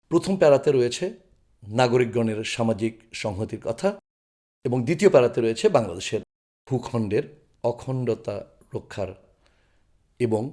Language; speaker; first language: Bangla; non-native, local second language; Chakma